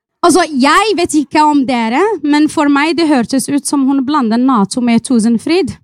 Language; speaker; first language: Norwegian; non-native, fluent; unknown